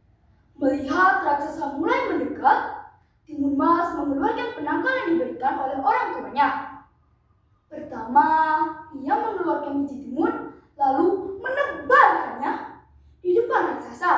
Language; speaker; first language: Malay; non-native, local second language; Balinese